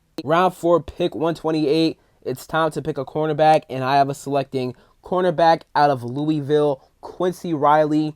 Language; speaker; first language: English; native; English